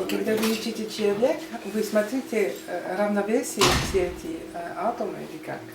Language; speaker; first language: Russian; non-native, fluent; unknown